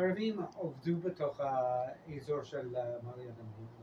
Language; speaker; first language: Hebrew; non-native, learner; English